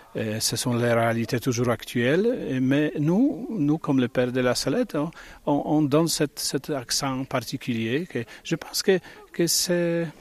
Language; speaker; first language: French; non-native, fluent; Italian